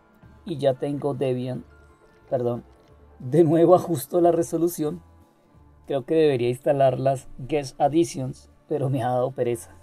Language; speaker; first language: Spanish; native; Spanish